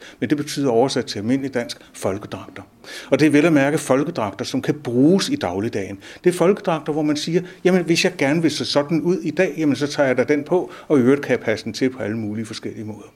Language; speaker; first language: Danish; native; Danish